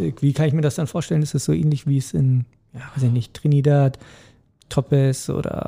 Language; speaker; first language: German; native; German